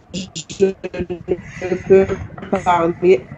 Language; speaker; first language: French; non-native, local second language; Haitian Creole